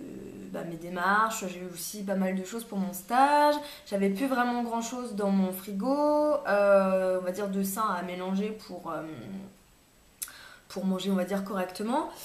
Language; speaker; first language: French; native; French